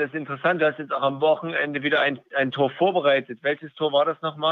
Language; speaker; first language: German; native; German